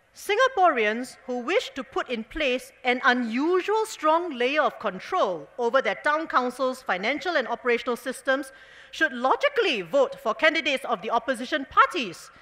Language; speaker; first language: English; native; English